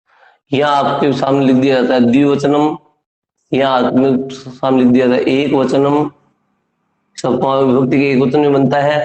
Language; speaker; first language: Hindi; native; Hindi